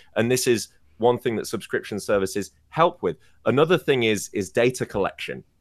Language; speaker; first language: English; native; English